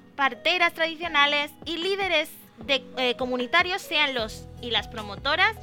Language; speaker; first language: Spanish; early bilingual, other home language; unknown